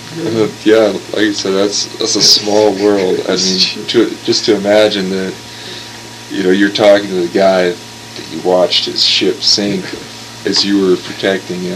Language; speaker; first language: English; native; English